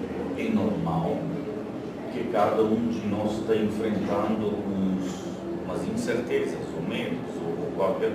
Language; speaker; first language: Portuguese; non-native, fluent; Slovenian